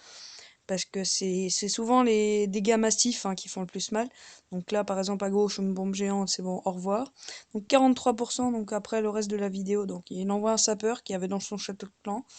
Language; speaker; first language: French; native; French